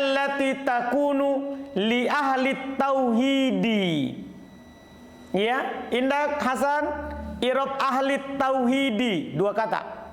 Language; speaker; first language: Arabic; non-native, fluent; Indonesian